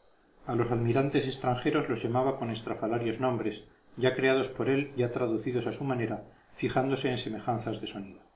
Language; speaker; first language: Spanish; native; Spanish